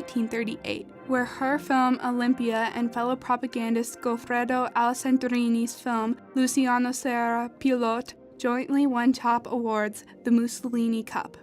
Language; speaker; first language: English; native; English